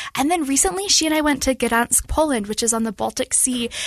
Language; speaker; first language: English; native; English